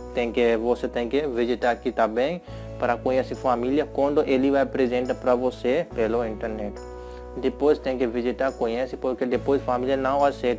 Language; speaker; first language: Portuguese; non-native, learner; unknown